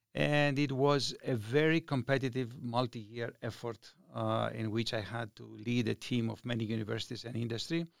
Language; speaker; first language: English; non-native, fluent; Greek